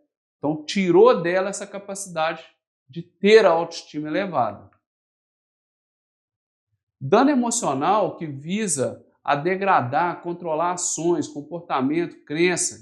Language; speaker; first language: Portuguese; native; Portuguese